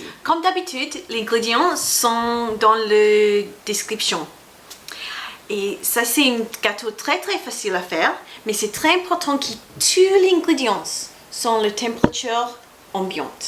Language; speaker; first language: French; non-native, learner; English